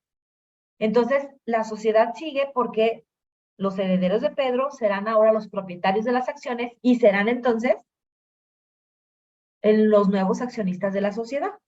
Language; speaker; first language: Spanish; native; Spanish